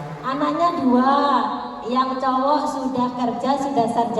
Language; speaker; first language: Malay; non-native, local second language; Javanese